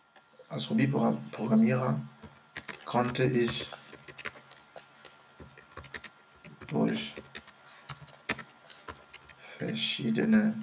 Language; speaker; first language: German; non-native, fluent; French